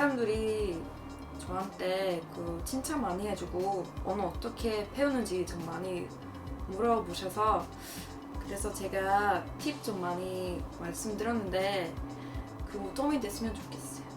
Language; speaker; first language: Korean; non-native, fluent; Swedish